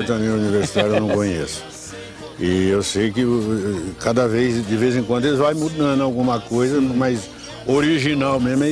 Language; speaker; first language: Portuguese; native; Portuguese